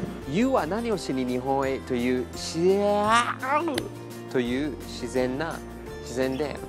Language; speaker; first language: Japanese; non-native, fluent; English